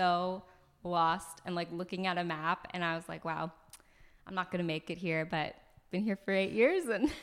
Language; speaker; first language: English; early bilingual, other home language; French